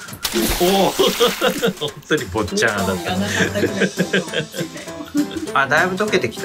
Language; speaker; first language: Japanese; native; Japanese